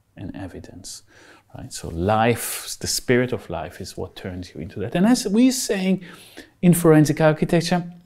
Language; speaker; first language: English; non-native, fluent; Hebrew